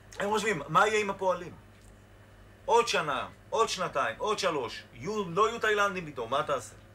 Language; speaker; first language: Hebrew; native; Hebrew